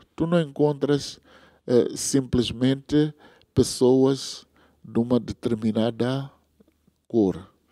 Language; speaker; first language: Portuguese; non-native, local second language; Tsonga